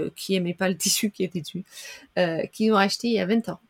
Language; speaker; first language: French; non-native, fluent; Dutch